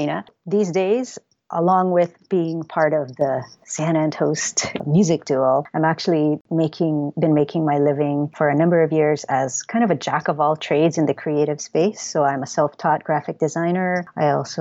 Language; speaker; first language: English; native; English